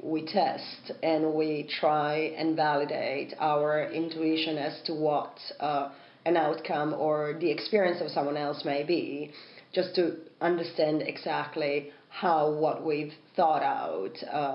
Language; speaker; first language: English; non-native, fluent; Italian